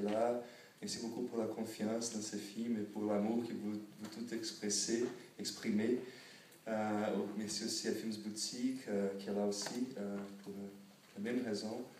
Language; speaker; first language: French; non-native, fluent; Portuguese